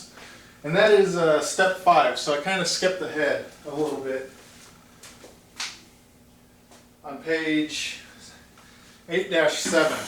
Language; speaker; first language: English; native; English